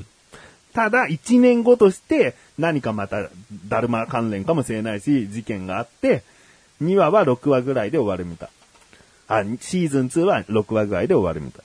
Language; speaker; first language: Japanese; native; Japanese